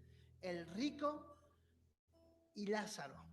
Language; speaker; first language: Spanish; native; Spanish